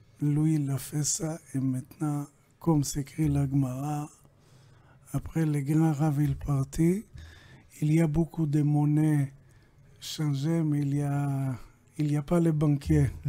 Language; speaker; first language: French; non-native, learner; Hebrew